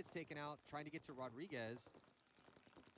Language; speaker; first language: English; native; English